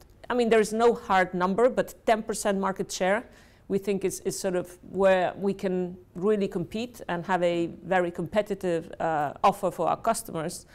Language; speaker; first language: English; non-native, fluent; Spanish